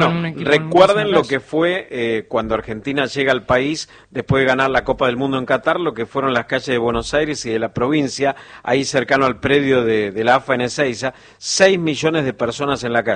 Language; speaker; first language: Spanish; native; Spanish